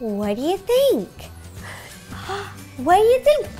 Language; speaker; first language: English; native; English